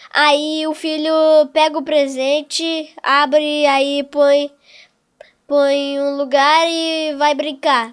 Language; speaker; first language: Portuguese; non-native, local second language; English